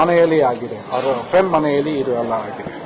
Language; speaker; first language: Kannada; non-native, fluent; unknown